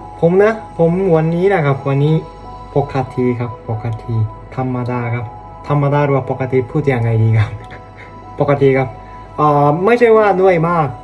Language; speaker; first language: Thai; non-native, learner; Japanese